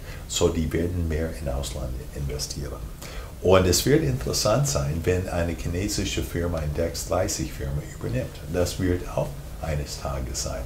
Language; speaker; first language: German; non-native, fluent; English